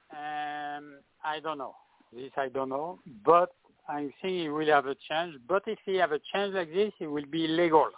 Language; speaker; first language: English; non-native, fluent; French